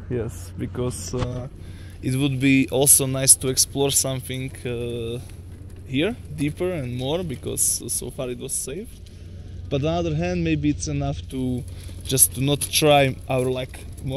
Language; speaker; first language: English; non-native, fluent; Slovak